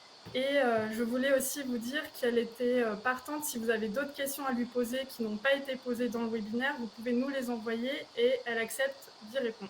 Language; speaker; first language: French; native; French